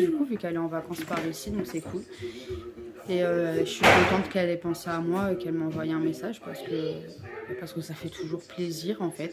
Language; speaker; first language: French; native; French